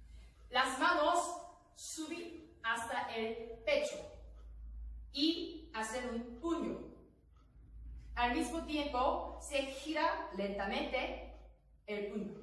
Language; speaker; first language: Spanish; non-native, learner; Korean